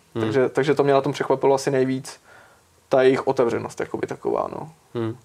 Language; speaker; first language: Czech; native; Czech